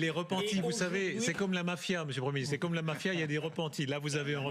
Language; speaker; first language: French; native; French